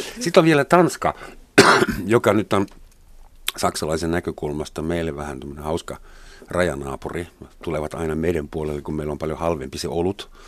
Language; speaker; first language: Finnish; non-native, fluent; German